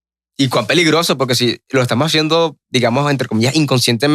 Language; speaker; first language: Spanish; native; Spanish